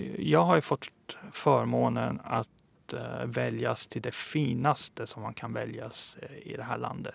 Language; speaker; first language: Swedish; early bilingual, other home language; Persian